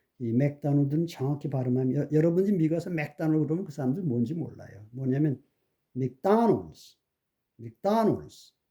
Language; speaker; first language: Korean; native; Korean